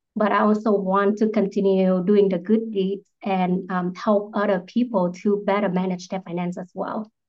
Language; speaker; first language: English; non-native, fluent; Vietnamese